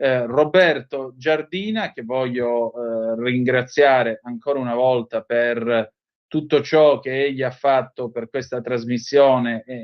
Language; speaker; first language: Italian; native; Italian